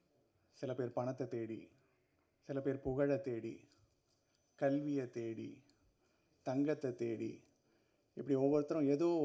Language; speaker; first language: Tamil; native; Tamil